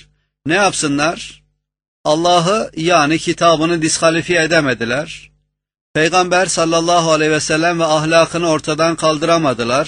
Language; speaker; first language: Turkish; native; Turkish